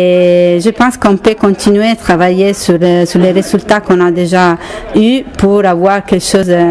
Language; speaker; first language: French; non-native, fluent; Italian